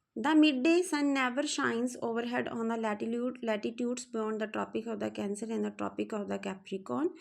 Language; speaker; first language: English; non-native, local second language; Punjabi